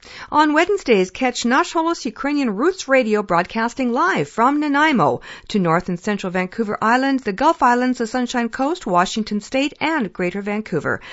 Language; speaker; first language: English; early bilingual, other home language; Ukrainian